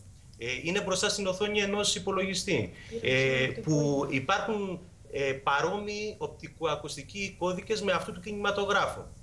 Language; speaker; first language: Greek; native; Greek